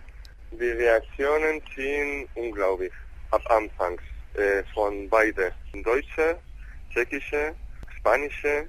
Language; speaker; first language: German; non-native, learner; Spanish